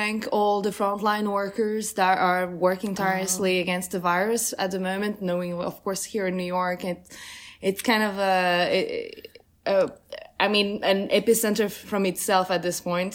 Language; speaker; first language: English; non-native, fluent; Portuguese